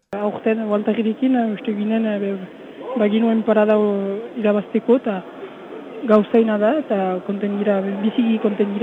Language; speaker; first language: Basque; native; Basque